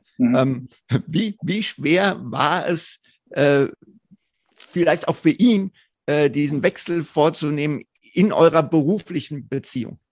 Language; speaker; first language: German; native; German